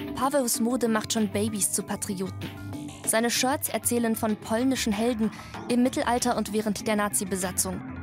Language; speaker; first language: German; early bilingual, other home language; Polish